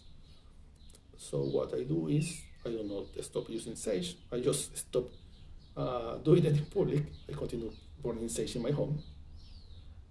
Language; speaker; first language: English; non-native, fluent; Spanish